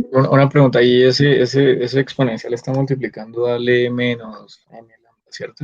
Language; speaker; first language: Spanish; native; Spanish